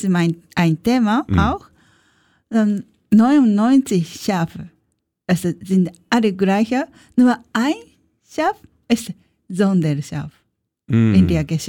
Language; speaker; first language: German; non-native, learner; Japanese